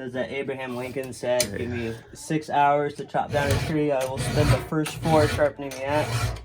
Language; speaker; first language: English; native; English